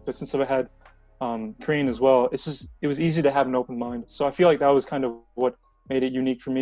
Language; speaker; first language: English; early bilingual, other home language; Korean